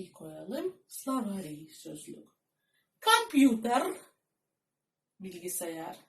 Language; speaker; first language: Turkish; non-native, fluent; Russian